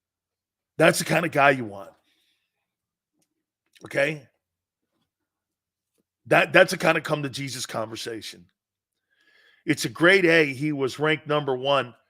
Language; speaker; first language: English; native; English